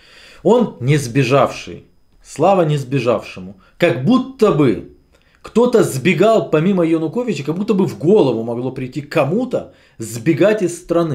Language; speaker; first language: Russian; native; Russian